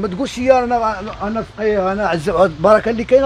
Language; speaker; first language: Arabic; native; Arabic